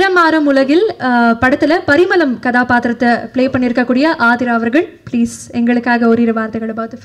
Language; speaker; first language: Tamil; native; Tamil